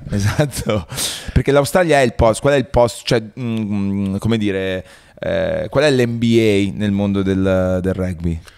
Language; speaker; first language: Italian; native; Italian